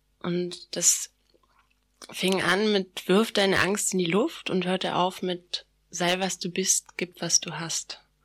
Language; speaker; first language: German; native; German